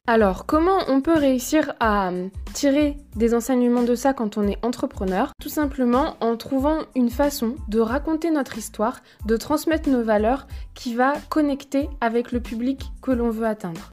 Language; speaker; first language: French; native; French